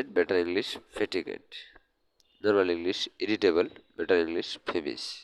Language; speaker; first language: English; non-native, learner; Bangla